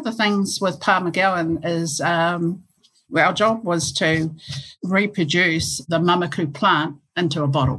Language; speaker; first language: English; native; English